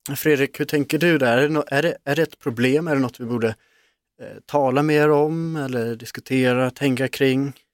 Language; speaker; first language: Swedish; native; Swedish